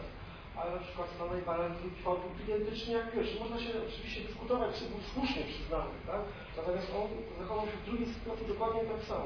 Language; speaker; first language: Polish; native; Polish